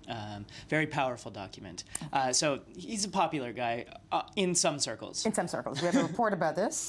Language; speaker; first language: English; native; English